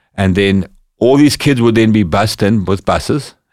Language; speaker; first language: English; native; English